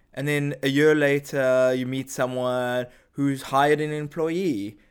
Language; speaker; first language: English; native; English